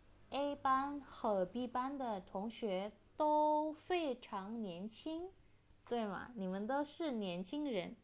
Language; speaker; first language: Chinese; non-native, fluent; Indonesian